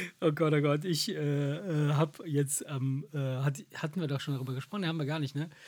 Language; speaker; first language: German; early bilingual, other home language; Italian